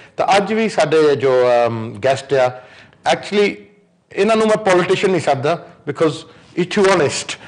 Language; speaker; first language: Punjabi; early bilingual, heritage; Punjabi